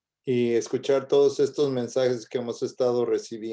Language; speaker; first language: Spanish; native; Spanish